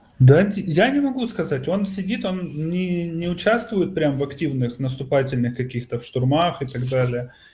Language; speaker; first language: Russian; native; Russian